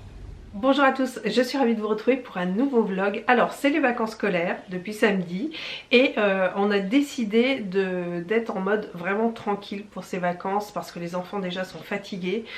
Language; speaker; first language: French; native; French